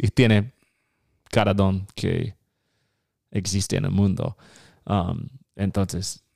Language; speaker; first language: Spanish; non-native, fluent; English